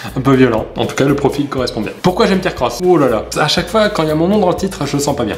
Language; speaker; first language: French; native; French